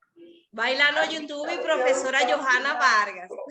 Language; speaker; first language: Portuguese; non-native, learner; Spanish